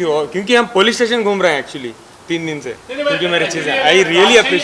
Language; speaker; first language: Hindi; native; Hindi